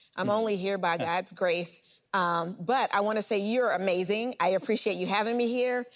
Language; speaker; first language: English; native; English